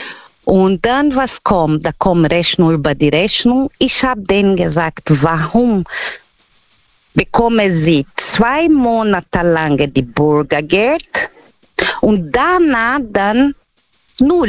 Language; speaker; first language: German; non-native, learner; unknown